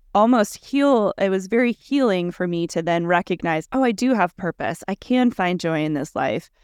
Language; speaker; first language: English; early bilingual, other home language; Russian